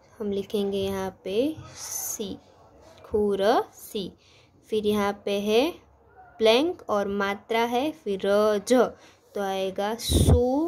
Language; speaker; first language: Hindi; non-native, local second language; Gujarati